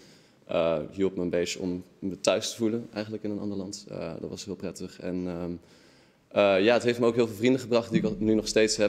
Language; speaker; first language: Dutch; native; Dutch